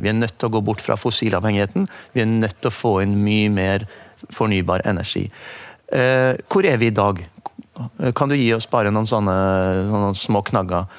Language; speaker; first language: Norwegian; native; Norwegian